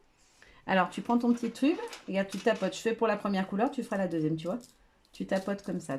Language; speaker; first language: French; native; French